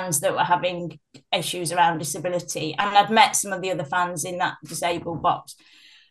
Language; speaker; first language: English; native; English